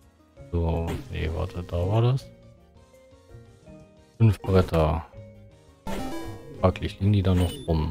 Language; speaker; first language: German; native; German